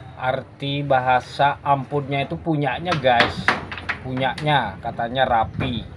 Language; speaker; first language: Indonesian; non-native, local second language; Banjar